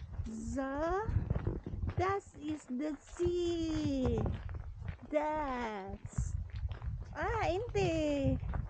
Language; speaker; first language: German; non-native, learner; Cebuano